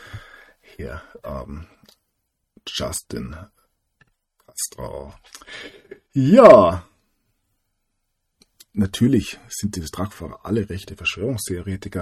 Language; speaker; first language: German; native; German